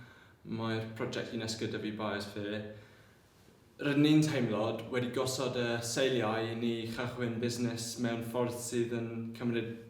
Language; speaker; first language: Welsh; non-native, local second language; English